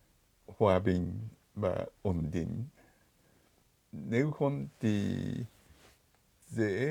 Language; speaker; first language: Vietnamese; non-native, fluent; Japanese